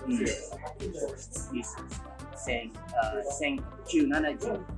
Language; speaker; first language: Japanese; non-native, fluent; Indonesian